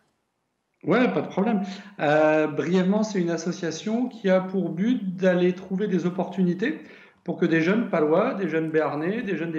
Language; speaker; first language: French; native; French